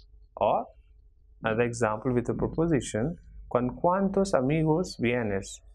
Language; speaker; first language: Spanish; non-native, fluent; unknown